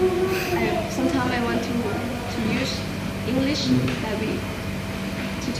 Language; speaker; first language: English; non-native, learner; Thai